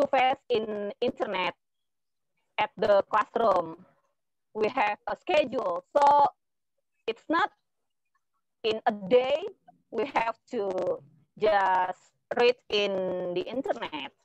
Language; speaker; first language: English; non-native, learner; Indonesian